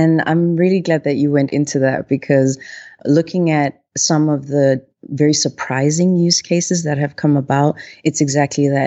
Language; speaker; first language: English; non-native, local second language; Zulu